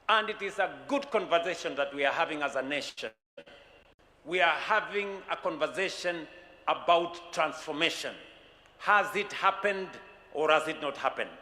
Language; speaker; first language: English; non-native, local second language; Kalenjin